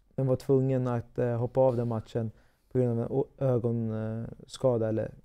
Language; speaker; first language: Swedish; native; Swedish